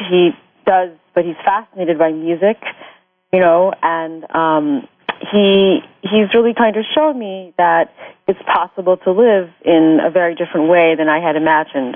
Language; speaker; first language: English; native; English